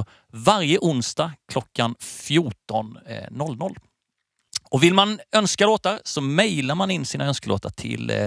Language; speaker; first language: Swedish; native; Swedish